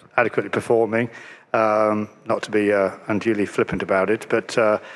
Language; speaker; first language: English; native; English